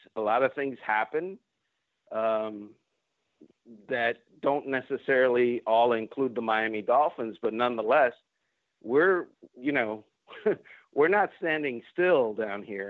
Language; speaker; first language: English; non-native, fluent; Spanish